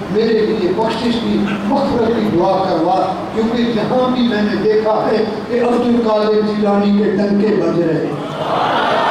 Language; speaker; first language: Urdu; non-native, local second language; Punjabi